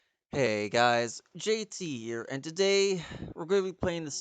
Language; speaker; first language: English; native; English